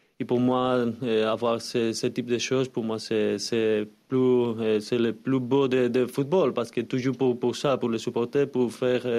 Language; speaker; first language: French; non-native, learner; Spanish